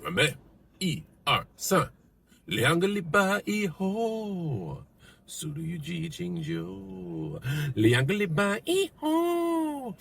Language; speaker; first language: Chinese; non-native, learner; English